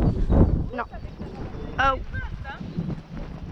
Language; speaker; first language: French; native; French